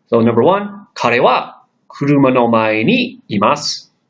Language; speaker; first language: Japanese; non-native, fluent; English